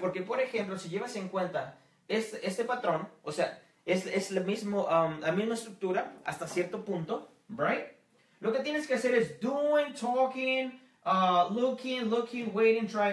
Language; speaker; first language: Spanish; native; Spanish